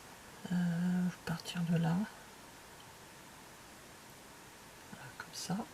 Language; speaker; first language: French; native; French